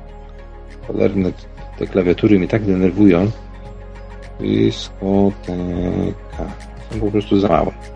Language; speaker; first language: Polish; native; Polish